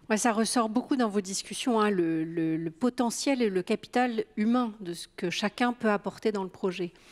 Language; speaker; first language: French; native; French